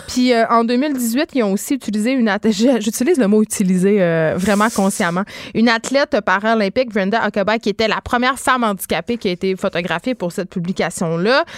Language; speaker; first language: French; native; French